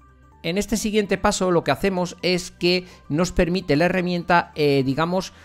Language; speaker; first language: Spanish; native; Spanish